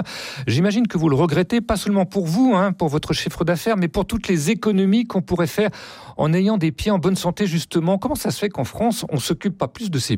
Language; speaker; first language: French; native; French